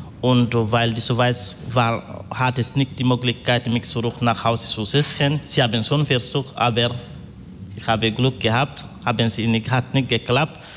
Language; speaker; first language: German; non-native, fluent; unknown